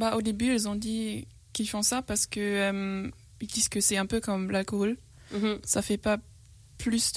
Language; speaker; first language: French; non-native, learner; German